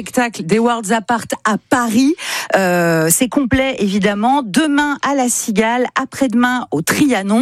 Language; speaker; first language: French; native; French